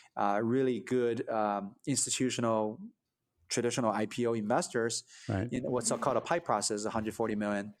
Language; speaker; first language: English; early bilingual, other home language; Chinese